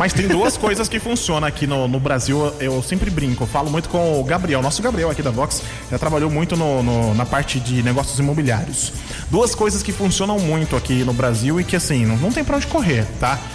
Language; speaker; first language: Portuguese; native; Portuguese